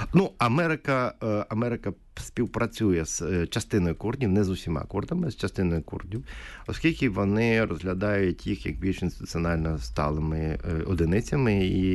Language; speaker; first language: Ukrainian; native; Ukrainian